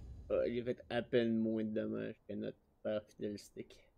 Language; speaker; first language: French; native; French